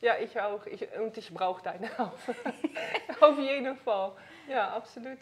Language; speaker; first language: German; non-native, learner; Dutch